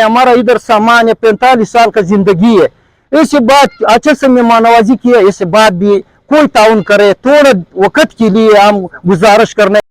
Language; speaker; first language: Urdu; non-native, learner; Pashto